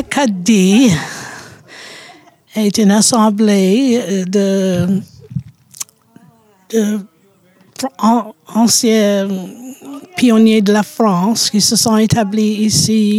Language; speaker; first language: French; native; French